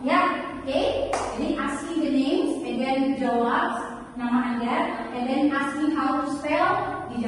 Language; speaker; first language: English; non-native, fluent; Indonesian